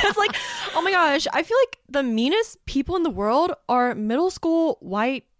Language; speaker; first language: English; native; English